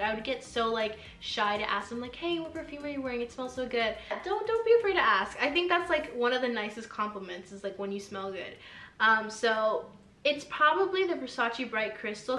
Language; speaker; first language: English; early bilingual, other home language; Spanish